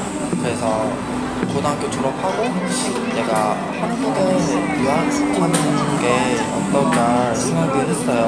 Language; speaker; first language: Korean; non-native, learner; Chinese